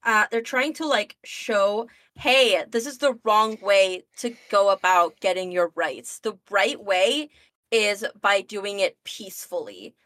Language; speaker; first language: English; early bilingual, other home language; Spanish